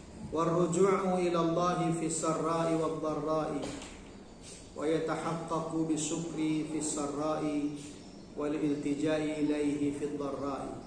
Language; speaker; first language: Arabic; non-native, fluent; Indonesian